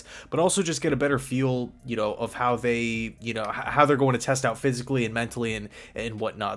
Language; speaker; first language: English; native; English